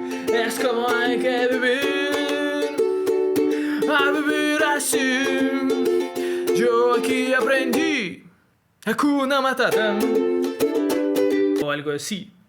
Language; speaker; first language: Spanish; non-native, learner; Russian